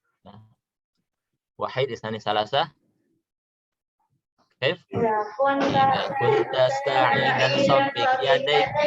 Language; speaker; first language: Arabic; non-native, fluent; Indonesian